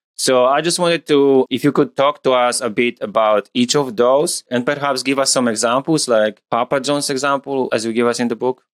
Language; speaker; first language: English; non-native, fluent; Polish